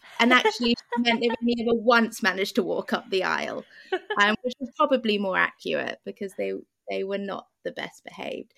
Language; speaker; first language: English; native; English